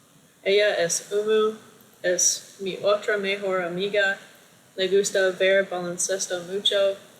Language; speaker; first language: Spanish; non-native, learner; English